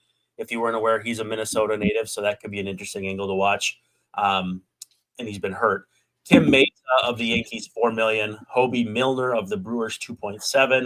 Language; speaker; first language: English; native; English